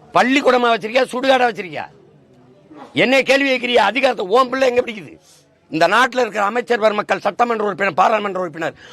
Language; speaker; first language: Tamil; native; Tamil